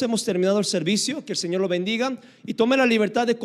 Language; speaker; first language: Spanish; native; Spanish